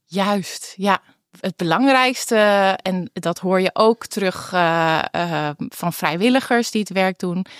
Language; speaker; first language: Dutch; native; Dutch